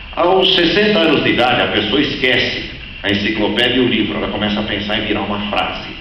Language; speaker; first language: Portuguese; native; Portuguese